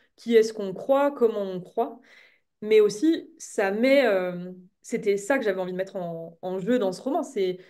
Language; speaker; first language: French; native; French